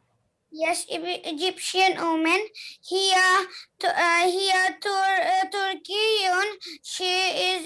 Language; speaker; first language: English; non-native, learner; Bangla